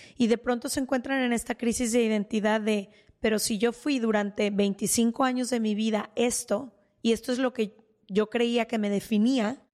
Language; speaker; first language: Spanish; native; Spanish